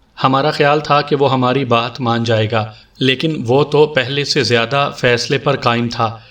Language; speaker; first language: Urdu; native; Urdu